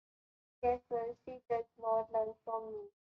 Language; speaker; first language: English; non-native, learner; Hindi